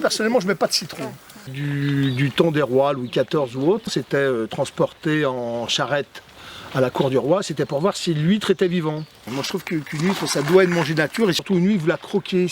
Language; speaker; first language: French; native; French